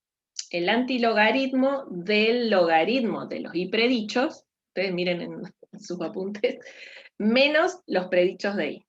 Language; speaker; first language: Spanish; native; Spanish